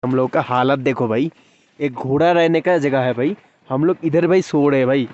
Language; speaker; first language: Hindi; non-native, local second language; Bangla